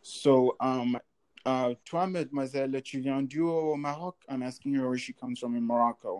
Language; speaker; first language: French; non-native, learner; English